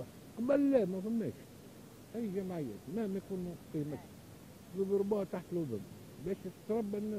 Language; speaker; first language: Arabic; native; Arabic